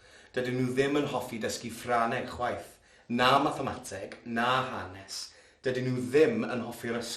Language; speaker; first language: Welsh; non-native, local second language; English